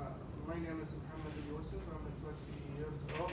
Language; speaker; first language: English; non-native, learner; Arabic